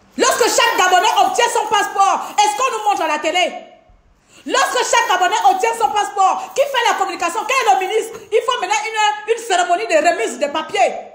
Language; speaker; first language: French; non-native, local second language; Fang